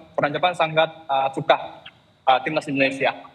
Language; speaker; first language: Indonesian; non-native, fluent; Japanese